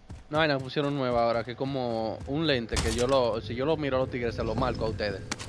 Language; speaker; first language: Spanish; early bilingual, heritage; Spanish